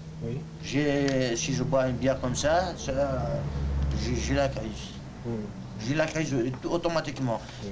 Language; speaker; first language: French; non-native, learner; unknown